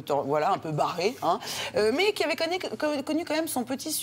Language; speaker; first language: French; native; French